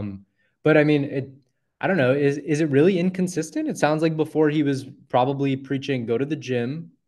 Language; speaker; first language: English; native; English